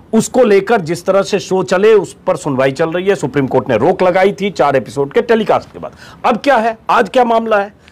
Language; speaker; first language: Hindi; native; Hindi